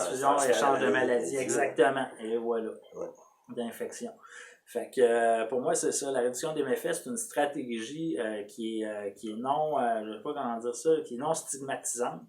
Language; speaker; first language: French; native; French